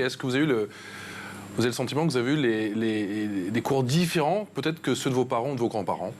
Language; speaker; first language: French; native; French